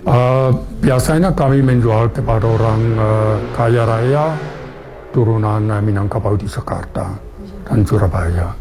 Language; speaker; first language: Indonesian; non-native, fluent; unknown